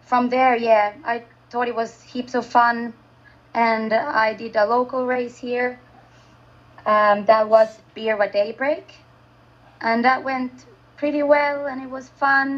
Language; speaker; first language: English; non-native, fluent; Finnish